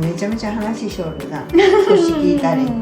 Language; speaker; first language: Japanese; native; Japanese